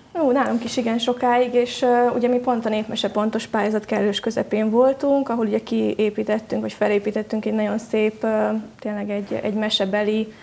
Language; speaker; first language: Hungarian; native; Hungarian